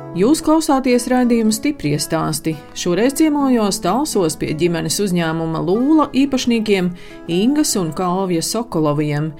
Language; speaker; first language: Latvian; native; Latvian